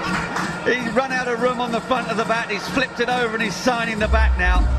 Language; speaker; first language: English; native; English